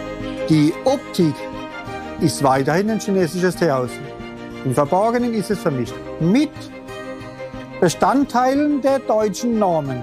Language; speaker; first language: German; non-native, fluent; Chinese